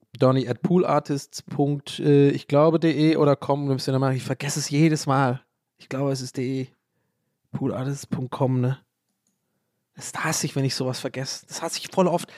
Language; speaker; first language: German; early bilingual, other home language; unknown